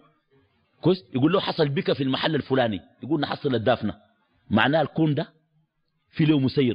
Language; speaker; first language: Arabic; native; Arabic